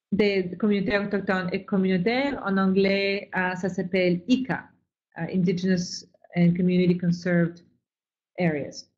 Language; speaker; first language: French; non-native, fluent; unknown